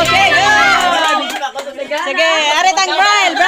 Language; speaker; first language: Cebuano; native; Cebuano